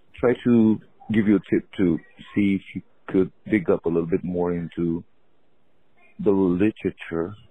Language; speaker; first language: English; non-native, fluent; Romanian